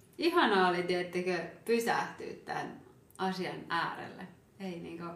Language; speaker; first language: Finnish; early bilingual, other home language; Amharic